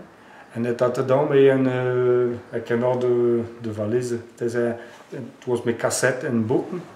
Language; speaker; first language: Dutch; non-native, local second language; French